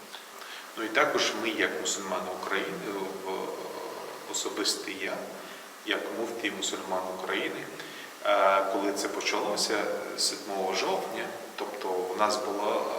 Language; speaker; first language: Ukrainian; non-native, local second language; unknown